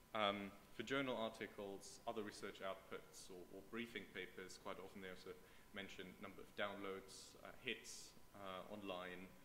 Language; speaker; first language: English; non-native, fluent; German